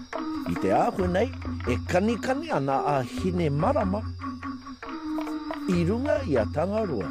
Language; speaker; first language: Māori; non-native, local second language; English